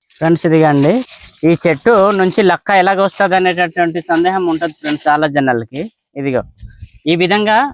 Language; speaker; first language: Telugu; non-native, local second language; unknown